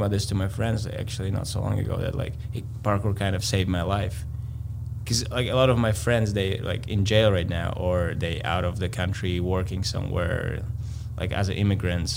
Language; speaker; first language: English; non-native, fluent; Latvian